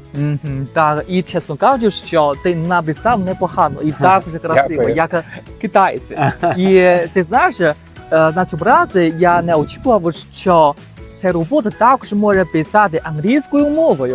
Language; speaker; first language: Ukrainian; non-native, fluent; Chinese